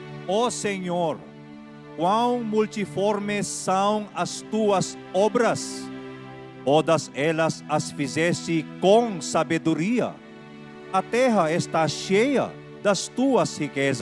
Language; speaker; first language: Portuguese; native; Portuguese